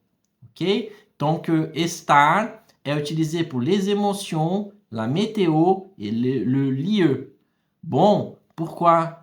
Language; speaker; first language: French; non-native, fluent; Portuguese